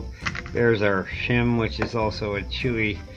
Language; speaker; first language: English; native; English